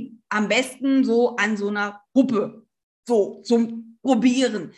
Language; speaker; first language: German; native; German